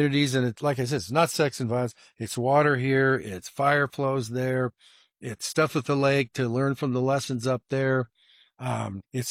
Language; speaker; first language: English; native; English